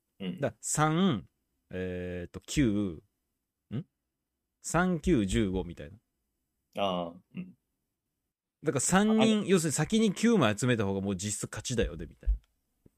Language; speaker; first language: Japanese; native; Japanese